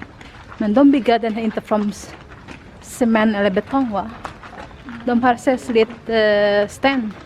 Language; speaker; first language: Swedish; non-native, learner; Indonesian